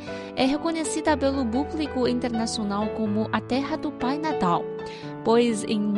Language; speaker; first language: Portuguese; non-native, fluent; Chinese